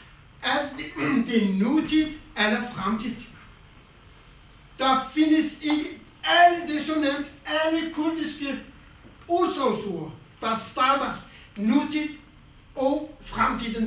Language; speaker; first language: Danish; non-native, fluent; Kurdish